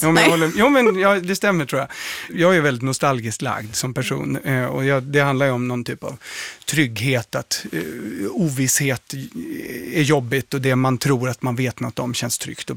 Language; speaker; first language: Swedish; native; Swedish